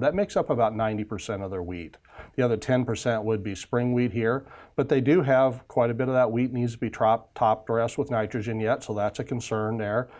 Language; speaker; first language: English; native; English